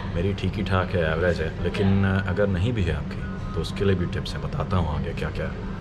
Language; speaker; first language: Hindi; native; Hindi